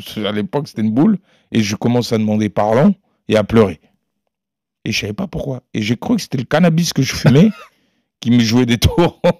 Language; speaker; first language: French; early bilingual, other home language; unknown